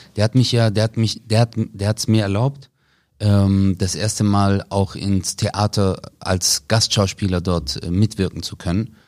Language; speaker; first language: German; early bilingual, other home language; Turkish